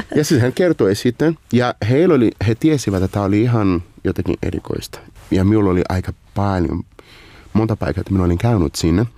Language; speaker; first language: Finnish; non-native, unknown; Portuguese